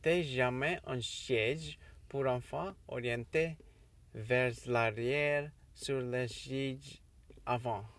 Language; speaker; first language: French; non-native, learner; English